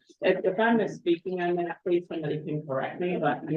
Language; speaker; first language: English; native; English